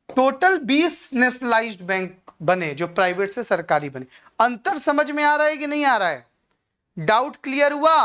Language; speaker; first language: Hindi; native; Hindi